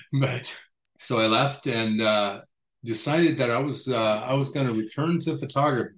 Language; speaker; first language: English; native; English